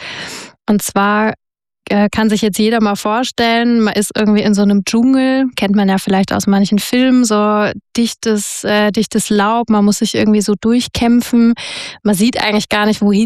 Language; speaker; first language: German; native; German